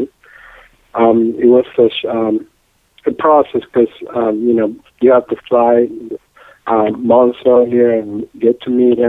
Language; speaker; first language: English; non-native, fluent; Spanish